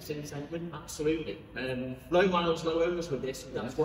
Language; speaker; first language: English; native; English